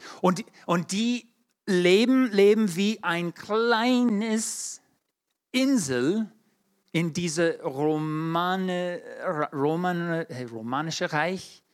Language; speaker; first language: German; non-native, fluent; English